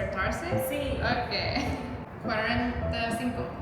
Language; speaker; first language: Spanish; non-native, learner; English